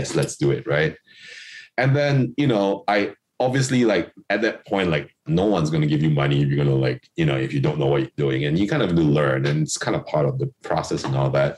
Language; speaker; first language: English; non-native, local second language; Chinese